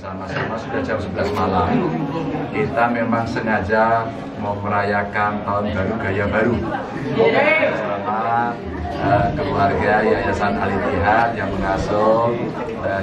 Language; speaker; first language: Indonesian; non-native, local second language; Javanese